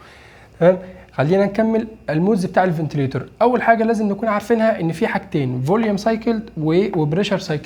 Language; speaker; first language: Arabic; native; Arabic